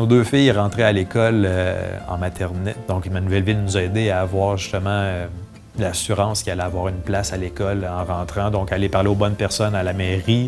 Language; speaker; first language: French; native; French